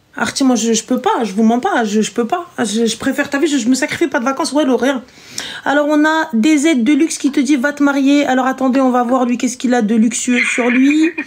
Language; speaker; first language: French; early bilingual, other home language; Arabic